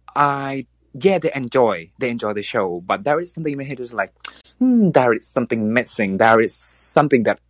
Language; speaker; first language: English; non-native, fluent; Thai